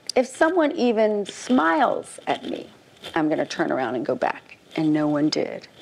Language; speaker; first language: English; native; English